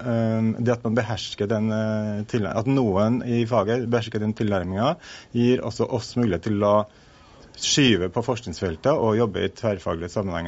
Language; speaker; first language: Norwegian; native; Norwegian